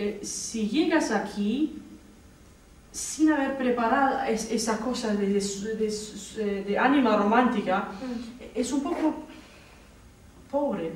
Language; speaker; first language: Spanish; non-native, fluent; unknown